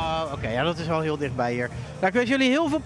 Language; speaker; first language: Dutch; native; Dutch